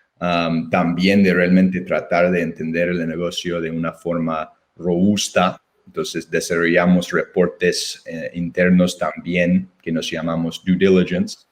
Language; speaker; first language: Spanish; non-native, fluent; English